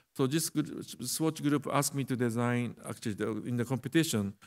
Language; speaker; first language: English; non-native, learner; Japanese